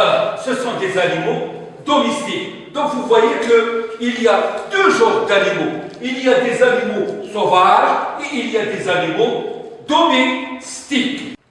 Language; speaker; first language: French; non-native, local second language; Arabic